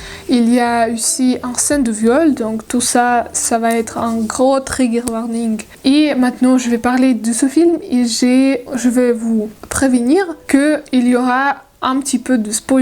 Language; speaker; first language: French; non-native, learner; Russian